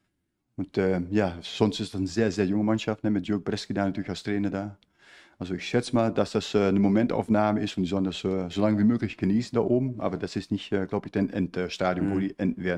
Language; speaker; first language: German; native; German